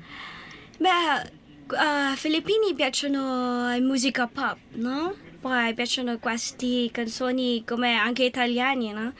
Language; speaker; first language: Italian; non-native, fluent; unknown